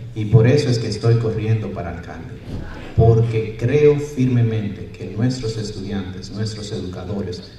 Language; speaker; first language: Spanish; early bilingual, other home language; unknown